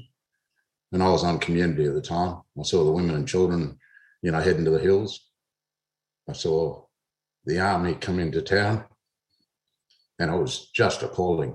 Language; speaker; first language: English; native; English